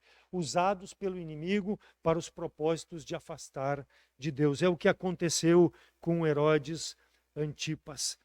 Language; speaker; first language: Portuguese; native; Portuguese